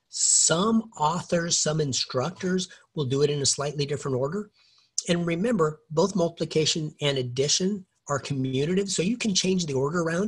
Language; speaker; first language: English; native; English